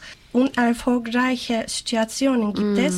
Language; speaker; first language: German; non-native, learner; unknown